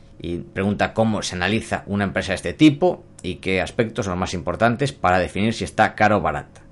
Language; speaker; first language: Spanish; native; Spanish